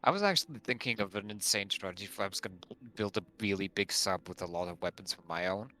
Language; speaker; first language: English; non-native, fluent; Latvian